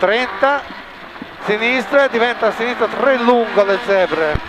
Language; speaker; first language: Italian; native; Italian